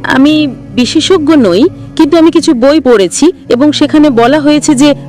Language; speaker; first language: Bangla; non-native, fluent; Italian